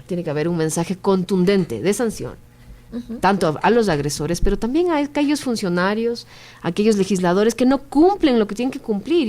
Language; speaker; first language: Spanish; native; Spanish